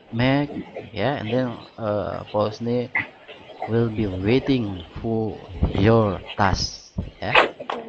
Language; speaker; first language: English; non-native, learner; Indonesian